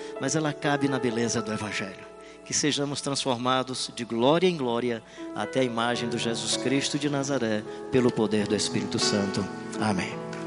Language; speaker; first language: Portuguese; native; Portuguese